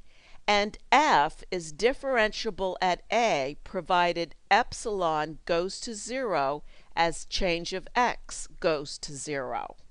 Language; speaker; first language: English; native; English